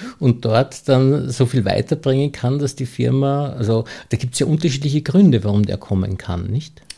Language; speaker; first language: German; native; German